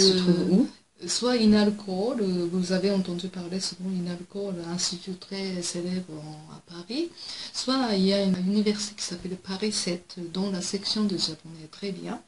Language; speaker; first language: French; non-native, fluent; Japanese